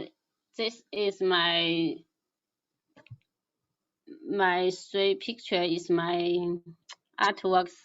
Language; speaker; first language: English; non-native, learner; Chinese